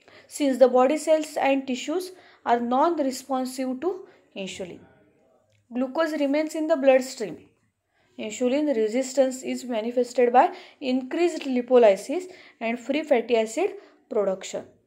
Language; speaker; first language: English; non-native, local second language; Marathi